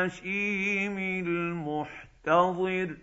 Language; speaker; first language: Arabic; native; Arabic